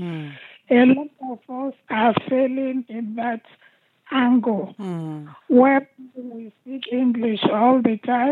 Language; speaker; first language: English; non-native, local second language; Igbo